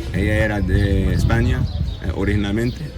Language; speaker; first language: Spanish; non-native, learner; English